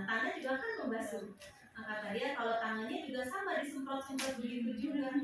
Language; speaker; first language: Indonesian; non-native, local second language; Sundanese